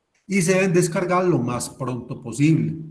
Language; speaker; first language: Spanish; native; Spanish